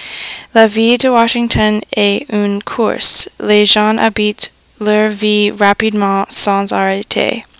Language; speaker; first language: French; non-native, learner; English